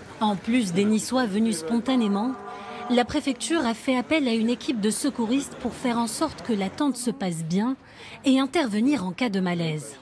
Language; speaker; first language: French; native; French